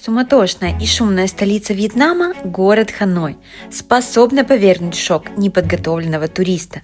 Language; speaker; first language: Russian; native; Russian